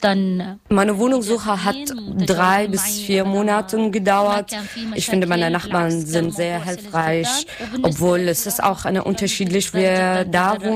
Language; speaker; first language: German; non-native, learner; Arabic